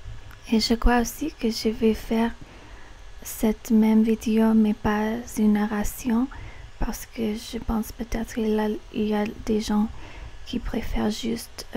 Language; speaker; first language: French; non-native, learner; English